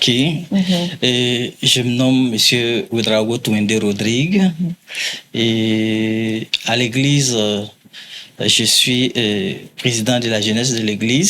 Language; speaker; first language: French; non-native, local second language; Mossi